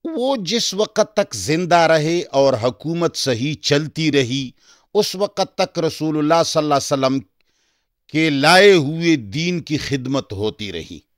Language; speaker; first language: Urdu; non-native, local second language; Pashto